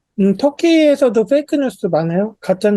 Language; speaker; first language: Korean; native; Korean